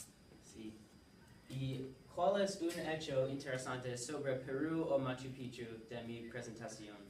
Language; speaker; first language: Spanish; non-native, learner; English